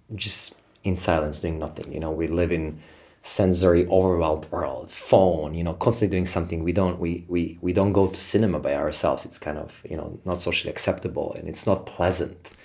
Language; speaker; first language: English; non-native, fluent; Serbian